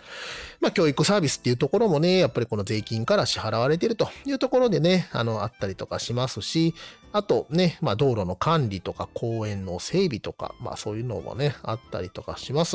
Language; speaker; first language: Japanese; native; Japanese